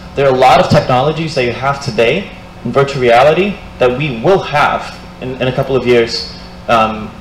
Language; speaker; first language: English; non-native, fluent; Portuguese